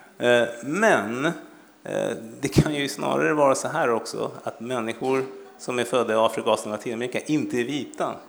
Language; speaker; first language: Swedish; early bilingual, other home language; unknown